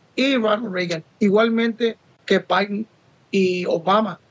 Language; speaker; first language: Spanish; early bilingual, heritage; Spanish